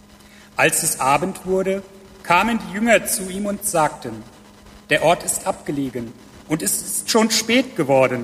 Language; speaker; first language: German; native; German